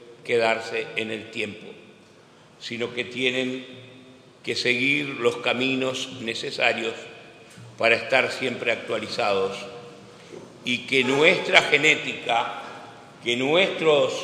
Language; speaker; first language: Spanish; native; Spanish